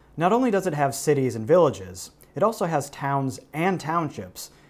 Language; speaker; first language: English; native; English